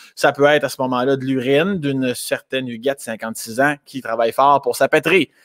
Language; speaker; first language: French; native; French